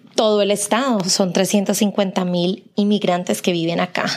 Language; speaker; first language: Spanish; native; Spanish